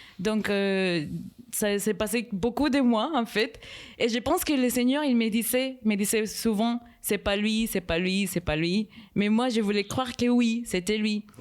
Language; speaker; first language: French; non-native, fluent; Spanish